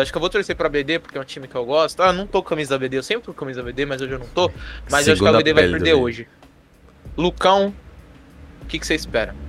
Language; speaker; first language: Portuguese; native; Portuguese